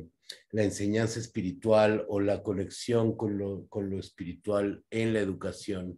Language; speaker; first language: Spanish; native; Spanish